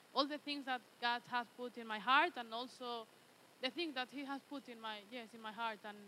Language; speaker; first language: English; early bilingual, other home language; Spanish